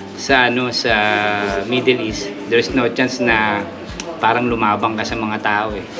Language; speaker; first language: Filipino; native; Filipino